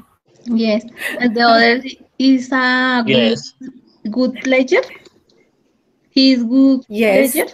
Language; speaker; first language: English; non-native, learner; Spanish